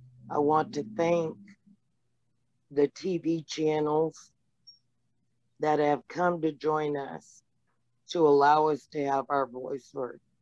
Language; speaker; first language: English; early bilingual, other home language; Spanish